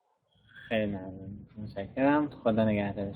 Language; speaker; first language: Persian; native; Persian